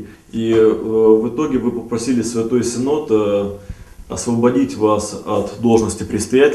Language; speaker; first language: Russian; native; Russian